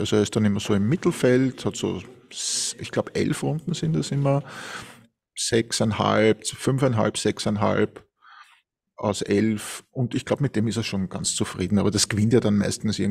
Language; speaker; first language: German; native; German